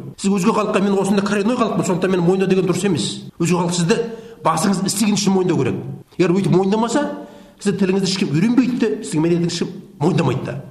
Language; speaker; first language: Kazakh; native; Kazakh